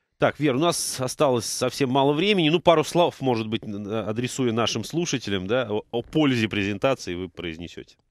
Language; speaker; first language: Russian; native; Russian